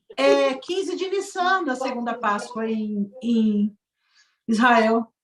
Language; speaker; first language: Portuguese; native; Portuguese